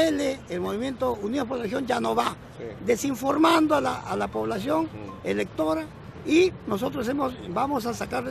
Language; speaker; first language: Spanish; native; Spanish